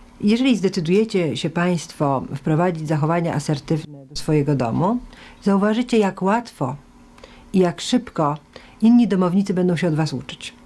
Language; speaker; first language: Polish; native; Polish